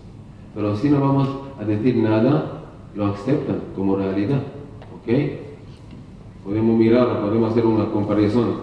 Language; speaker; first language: Spanish; non-native, learner; Hebrew